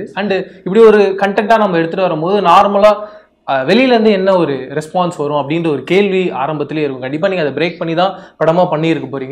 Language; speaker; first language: Tamil; native; Tamil